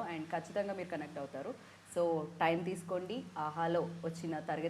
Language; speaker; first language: Telugu; native; Telugu